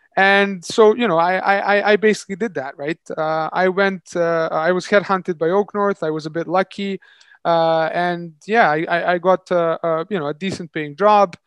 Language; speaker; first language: English; non-native, fluent; Serbian